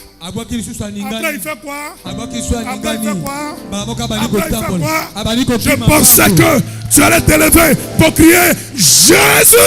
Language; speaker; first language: French; native; French